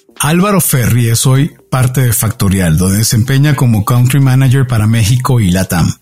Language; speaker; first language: Spanish; native; Spanish